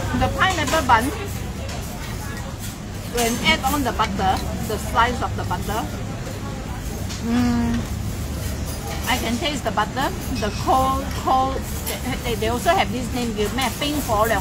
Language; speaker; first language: English; non-native, local second language; Cantonese